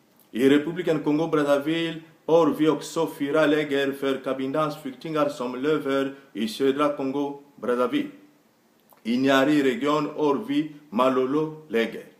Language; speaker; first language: Swedish; non-native, fluent; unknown